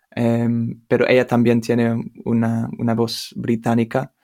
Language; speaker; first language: Spanish; non-native, fluent; English